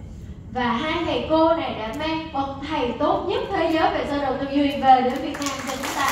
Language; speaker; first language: Vietnamese; native; Vietnamese